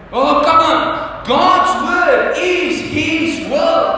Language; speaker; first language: English; non-native, local second language; Afrikaans